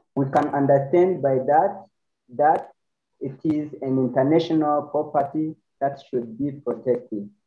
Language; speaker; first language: English; non-native, learner; Rundi